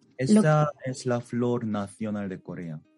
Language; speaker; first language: Spanish; non-native, fluent; Korean